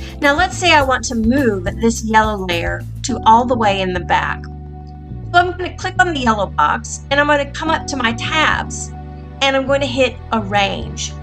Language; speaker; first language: English; native; English